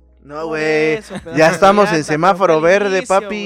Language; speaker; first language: Spanish; native; Spanish